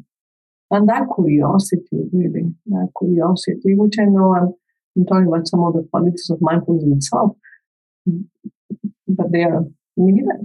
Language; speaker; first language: English; non-native, fluent; Spanish